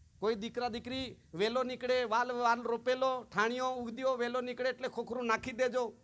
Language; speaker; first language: Gujarati; non-native, local second language; Kukna